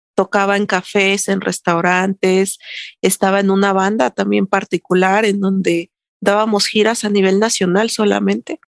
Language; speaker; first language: Spanish; native; Spanish